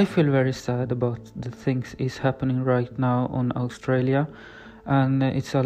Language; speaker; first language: English; non-native, learner; Swedish